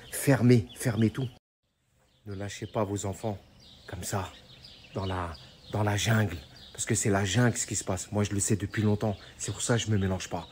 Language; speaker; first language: French; native; French